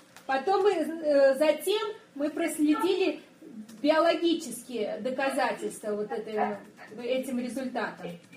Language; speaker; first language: Russian; native; Russian